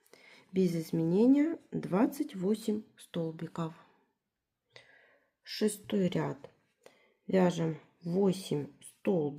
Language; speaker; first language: Russian; native; Russian